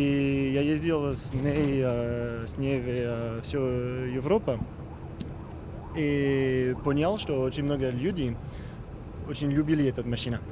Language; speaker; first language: Russian; non-native, learner; French